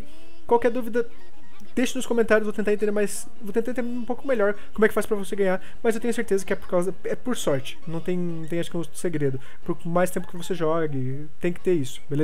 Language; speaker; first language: Portuguese; native; Portuguese